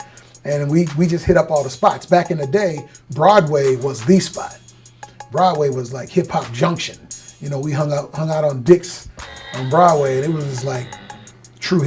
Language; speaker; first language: English; native; English